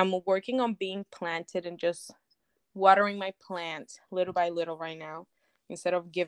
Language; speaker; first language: English; non-native, fluent; Spanish